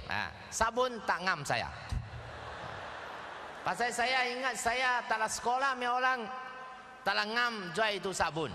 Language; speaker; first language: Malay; non-native, local second language; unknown